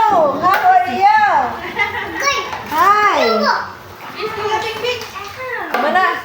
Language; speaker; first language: English; non-native, local second language; Cebuano